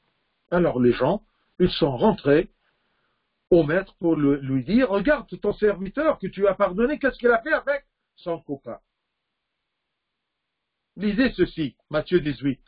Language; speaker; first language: French; non-native, fluent; Arabic